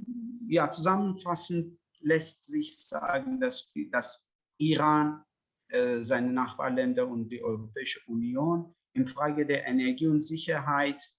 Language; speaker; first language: German; non-native, fluent; Persian